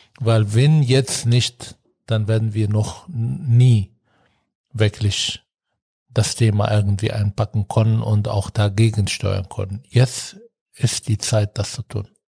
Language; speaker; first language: German; non-native, fluent; Arabic